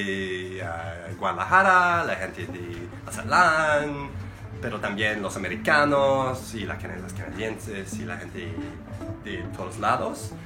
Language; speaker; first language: Spanish; non-native, learner; English